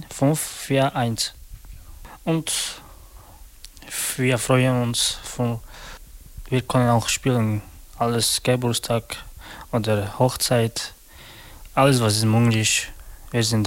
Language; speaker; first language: German; non-native, learner; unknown